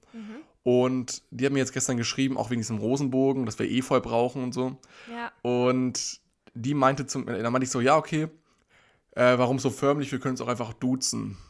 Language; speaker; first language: German; native; German